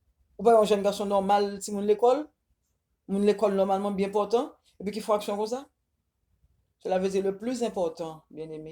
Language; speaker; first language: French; non-native, local second language; Haitian Creole